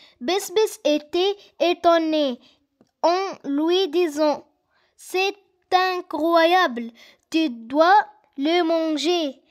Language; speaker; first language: French; non-native, learner; Arabic